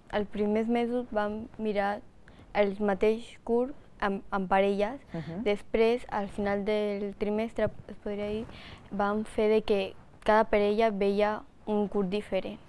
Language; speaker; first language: Catalan; non-native, local second language; Spanish